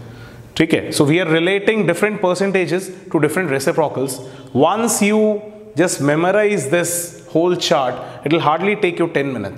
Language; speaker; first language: English; non-native, local second language; Hindi